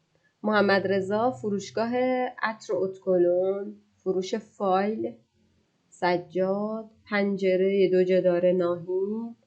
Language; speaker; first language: Persian; native; Persian